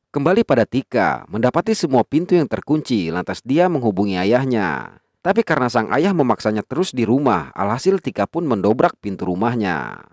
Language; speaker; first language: Indonesian; native; Indonesian